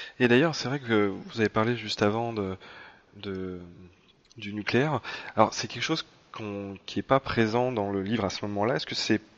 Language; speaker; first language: French; native; French